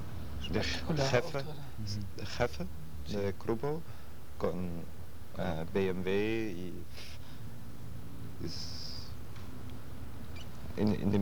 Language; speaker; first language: Spanish; non-native, learner; German